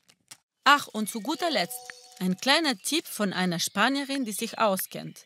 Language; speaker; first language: German; non-native, fluent; Spanish